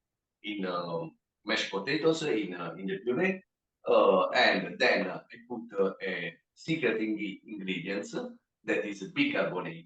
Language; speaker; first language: English; non-native, learner; Italian